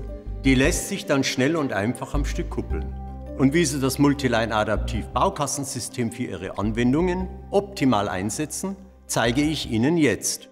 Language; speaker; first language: German; native; German